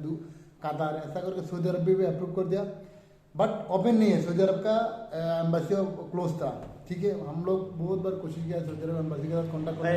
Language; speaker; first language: Hindi; non-native, learner; Bangla